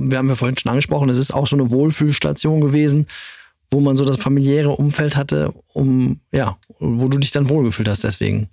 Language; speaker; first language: German; native; German